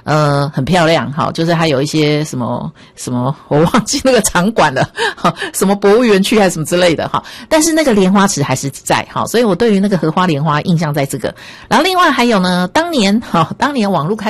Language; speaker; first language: Chinese; native; Chinese